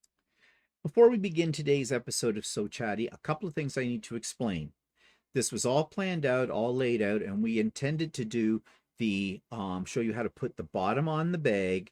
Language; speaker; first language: English; native; English